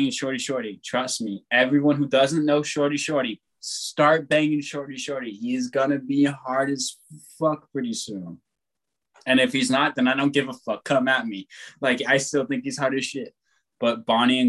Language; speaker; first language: English; native; English